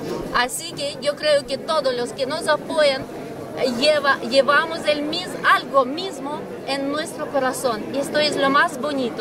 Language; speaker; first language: Spanish; non-native, fluent; Ukrainian